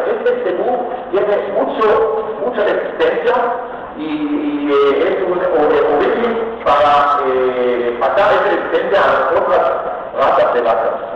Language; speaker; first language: Spanish; non-native, fluent; Hebrew